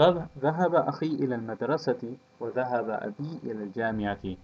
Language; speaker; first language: Arabic; non-native, fluent; English